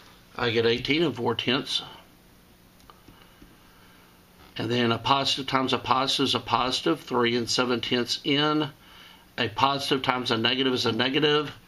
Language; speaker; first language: English; native; English